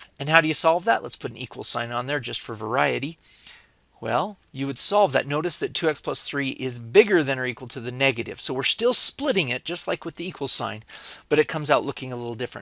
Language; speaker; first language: English; native; English